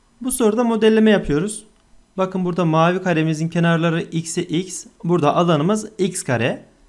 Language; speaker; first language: Turkish; native; Turkish